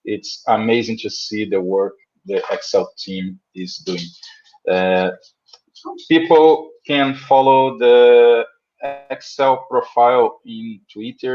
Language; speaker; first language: English; non-native, fluent; Portuguese